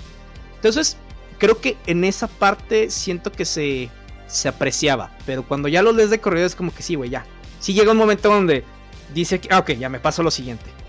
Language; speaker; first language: Spanish; native; Spanish